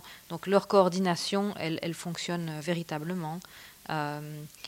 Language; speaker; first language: French; native; French